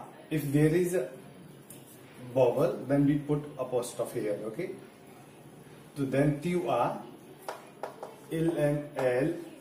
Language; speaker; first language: English; non-native, local second language; Hindi